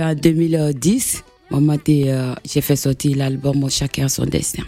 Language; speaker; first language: French; non-native, local second language; Mandingo